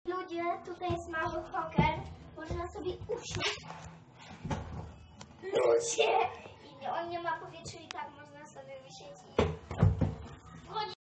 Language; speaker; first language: Polish; early bilingual, heritage; Polish